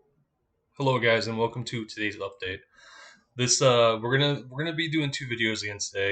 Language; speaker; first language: English; native; English